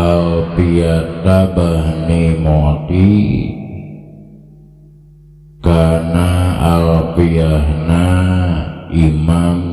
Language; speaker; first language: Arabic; non-native, fluent; Sundanese